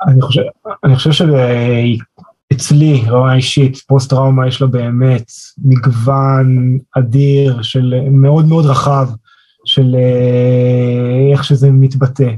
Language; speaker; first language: Hebrew; native; Hebrew